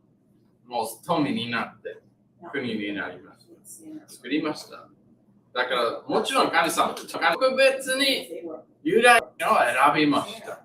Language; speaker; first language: Japanese; non-native, learner; English